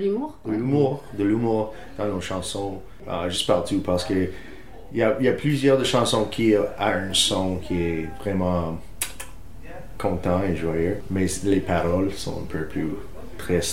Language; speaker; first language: French; non-native, fluent; English